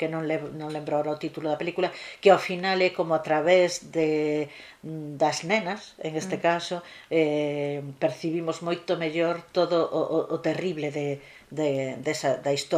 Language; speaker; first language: Galician; native; Galician